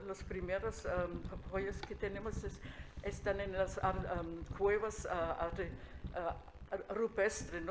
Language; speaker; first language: Spanish; non-native, fluent; German